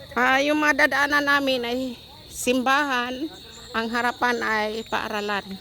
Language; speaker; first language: Filipino; non-native, local second language; Waray